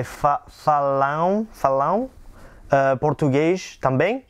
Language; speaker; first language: Portuguese; non-native, learner; English